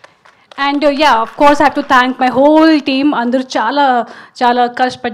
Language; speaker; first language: Telugu; non-native, local second language; Hindi